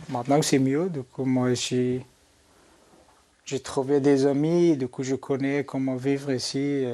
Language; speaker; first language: French; non-native, learner; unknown